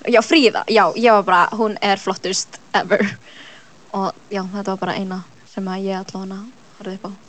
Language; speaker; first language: Icelandic; early bilingual, other home language; Filipino